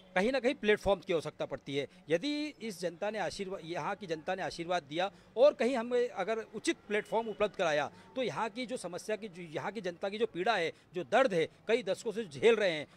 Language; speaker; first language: Hindi; native; Hindi